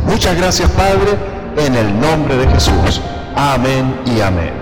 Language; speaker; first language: Spanish; native; Spanish